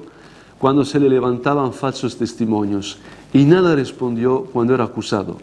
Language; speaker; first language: Spanish; non-native, fluent; Italian